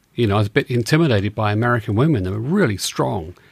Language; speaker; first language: English; native; English